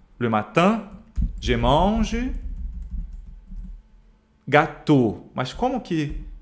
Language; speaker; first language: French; non-native, fluent; Portuguese